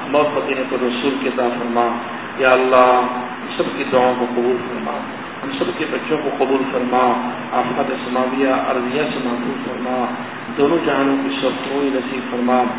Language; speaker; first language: Urdu; non-native, local second language; Saraiki